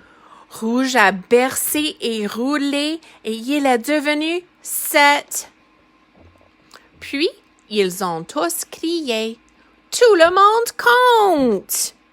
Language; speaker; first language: French; non-native, fluent; English